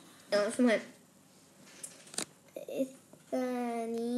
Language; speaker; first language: Arabic; native; Arabic